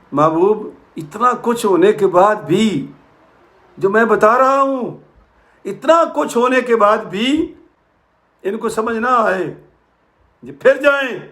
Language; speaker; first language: Urdu; non-native, local second language; Punjabi